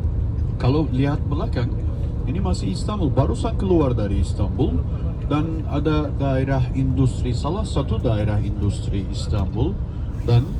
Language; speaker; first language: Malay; non-native, fluent; Turkish